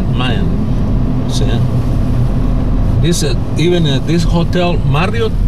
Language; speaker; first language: English; non-native, learner; Spanish